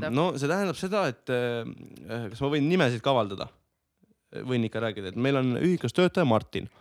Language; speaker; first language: Estonian; native; Estonian